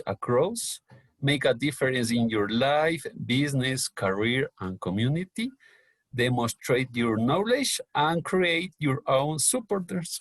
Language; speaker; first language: English; non-native, learner; Spanish